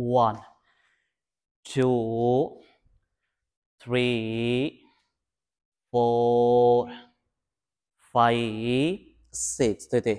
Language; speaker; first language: Vietnamese; non-native, learner; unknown